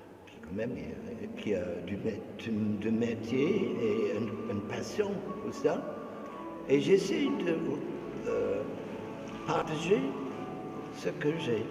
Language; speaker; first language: French; non-native, fluent; English